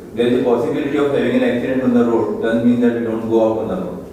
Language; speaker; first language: Hindi; non-native, local second language; Marathi